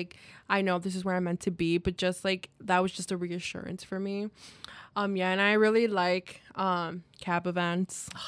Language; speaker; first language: English; early bilingual, other home language; Spanish